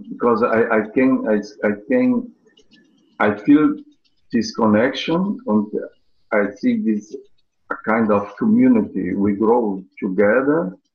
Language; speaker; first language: English; non-native, learner; Portuguese